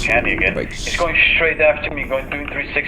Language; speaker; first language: English; native; English